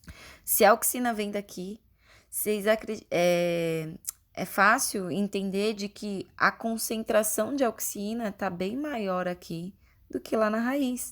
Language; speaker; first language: Portuguese; native; Portuguese